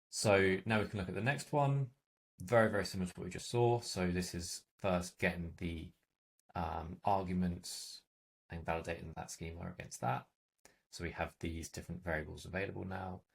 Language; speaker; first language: English; native; English